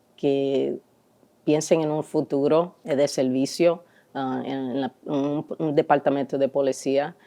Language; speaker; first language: Spanish; early bilingual, heritage; Spanish